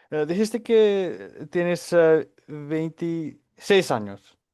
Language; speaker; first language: Spanish; non-native, fluent; Finnish